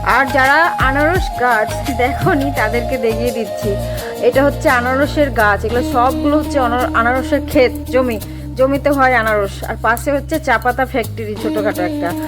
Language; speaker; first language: Bangla; non-native, local second language; Hindi